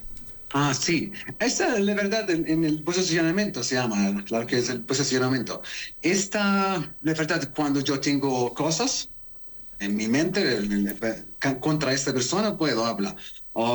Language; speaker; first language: Spanish; non-native, learner; Arabic